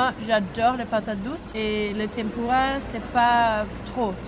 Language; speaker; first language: French; non-native, learner; Japanese